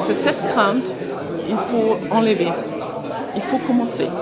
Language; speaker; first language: French; non-native, fluent; German